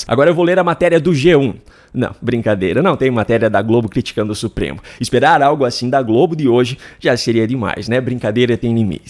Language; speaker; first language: Portuguese; native; Portuguese